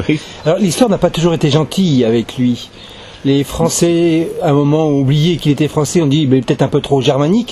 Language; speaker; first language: French; native; French